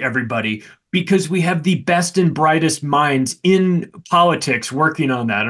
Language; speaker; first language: English; native; English